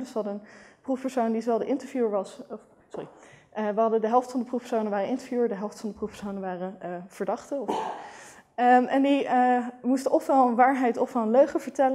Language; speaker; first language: Dutch; native; Dutch